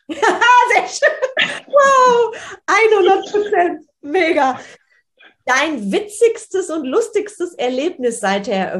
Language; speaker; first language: German; native; German